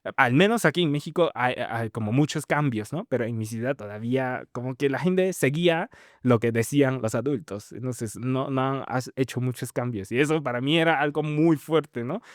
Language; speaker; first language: Spanish; non-native, fluent; Min Nan Chinese